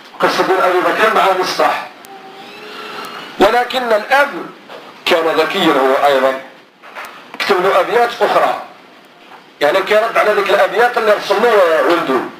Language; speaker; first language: Arabic; native; Arabic